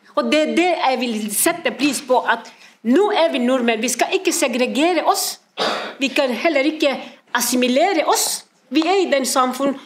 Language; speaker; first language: Norwegian; non-native, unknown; Somali